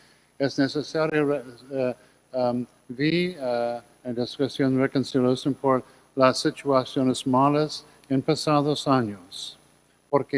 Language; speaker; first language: Spanish; non-native, learner; English